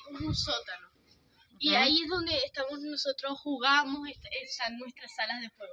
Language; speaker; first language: Spanish; early bilingual, heritage; Spanish